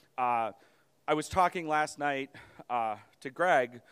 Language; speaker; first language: English; native; English